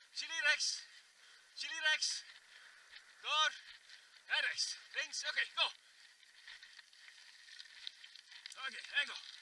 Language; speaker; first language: Dutch; native; Dutch